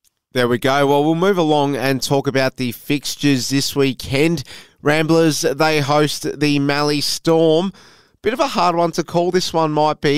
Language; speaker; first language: English; native; English